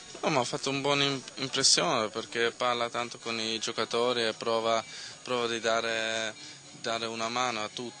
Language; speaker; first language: Italian; non-native, learner; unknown